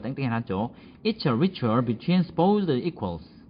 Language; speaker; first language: English; non-native, fluent; Korean